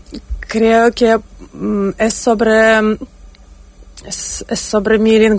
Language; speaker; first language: Spanish; non-native, fluent; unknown